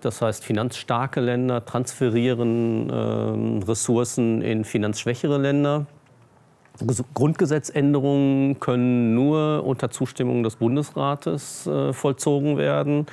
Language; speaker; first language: German; native; German